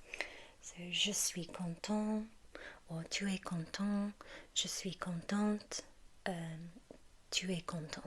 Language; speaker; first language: French; non-native, learner; English